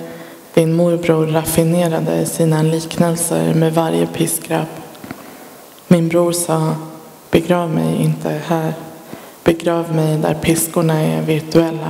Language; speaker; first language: Swedish; early bilingual, other home language; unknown